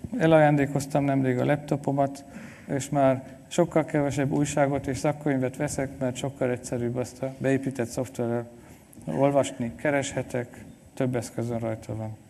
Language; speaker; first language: Hungarian; non-native, fluent; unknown